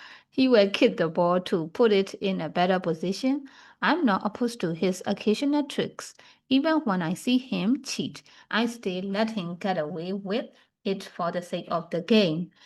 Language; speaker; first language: English; non-native, fluent; Burmese